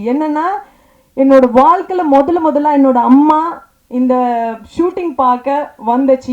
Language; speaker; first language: Tamil; non-native, fluent; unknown